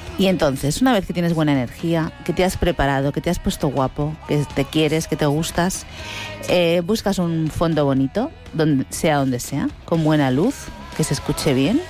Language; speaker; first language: Spanish; native; Spanish